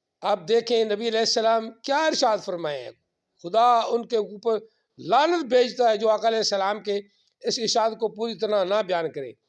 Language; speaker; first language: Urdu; non-native, local second language; Punjabi